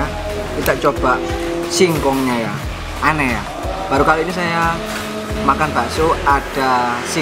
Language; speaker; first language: Indonesian; native; Indonesian